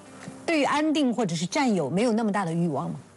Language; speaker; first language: Chinese; native; Chinese